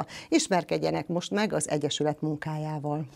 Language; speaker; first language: Hungarian; native; Hungarian